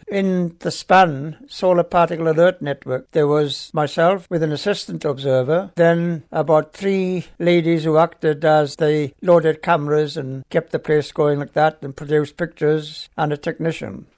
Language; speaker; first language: English; native; English